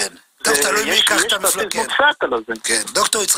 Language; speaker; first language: Hebrew; native; Hebrew